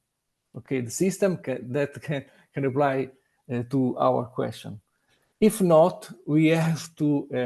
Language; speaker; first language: English; non-native, learner; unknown